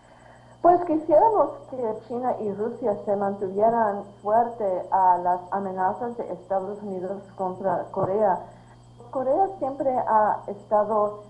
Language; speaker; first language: Spanish; early bilingual, heritage; Spanish